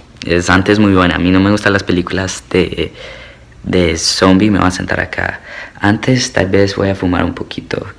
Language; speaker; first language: Spanish; early bilingual, heritage; Spanish